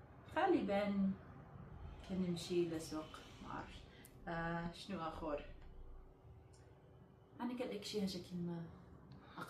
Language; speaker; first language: Arabic; non-native, learner; English